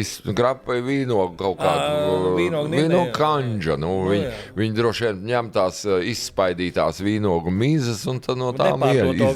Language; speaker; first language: Latvian; native; Latvian